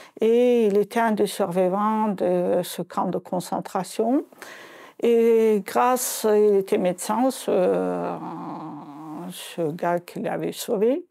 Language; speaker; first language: French; non-native, fluent; Azerbaijani